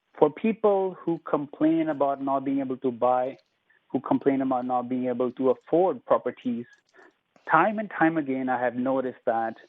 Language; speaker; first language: English; non-native, local second language; Punjabi